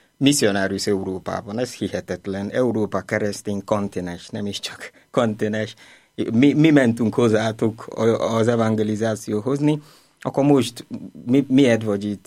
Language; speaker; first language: Hungarian; non-native, learner; Igbo